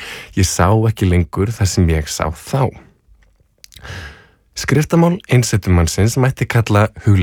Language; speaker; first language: Icelandic; native; Icelandic